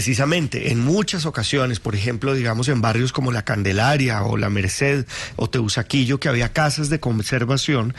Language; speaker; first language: Spanish; native; Spanish